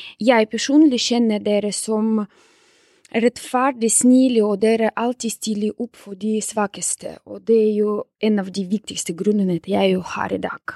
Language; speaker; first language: Norwegian; non-native, fluent; Russian